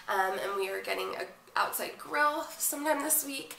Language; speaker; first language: English; native; English